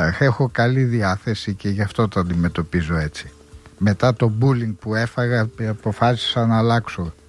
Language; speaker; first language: Greek; native; Greek